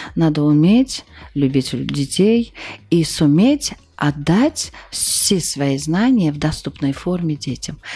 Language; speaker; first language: Russian; non-native, local second language; Armenian